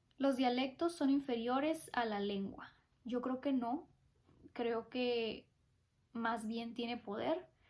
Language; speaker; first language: Spanish; early bilingual, heritage; Spanish